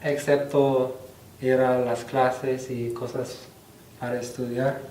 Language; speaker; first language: Spanish; non-native, fluent; English